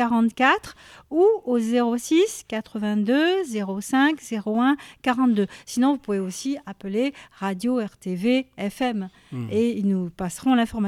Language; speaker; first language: French; native; French